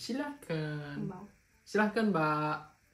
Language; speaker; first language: Indonesian; native; Indonesian